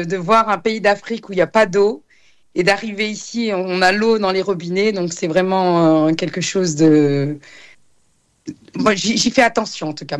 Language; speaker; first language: French; non-native, local second language; Arabic